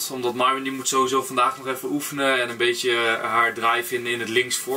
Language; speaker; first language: Dutch; native; Dutch